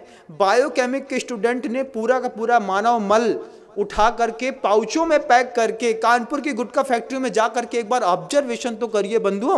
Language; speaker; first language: Hindi; native; Hindi